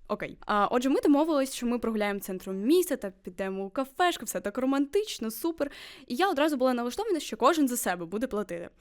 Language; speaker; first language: Ukrainian; native; Ukrainian